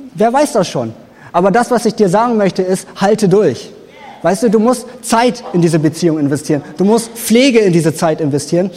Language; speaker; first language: German; native; German